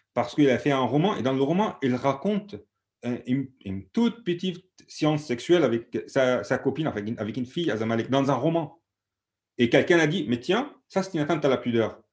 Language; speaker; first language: French; non-native, fluent; Arabic